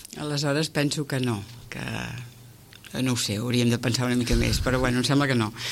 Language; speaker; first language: Catalan; native; Catalan